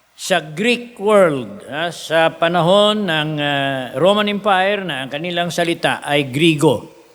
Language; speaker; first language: Filipino; non-native, local second language; Hiligaynon